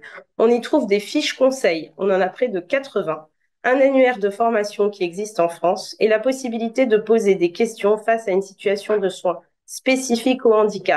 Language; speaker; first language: French; native; French